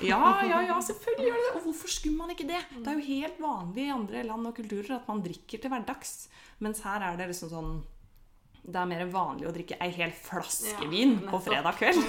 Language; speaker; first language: Norwegian; native; Norwegian